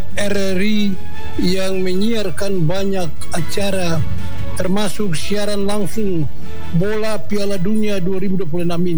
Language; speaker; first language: Indonesian; native; Indonesian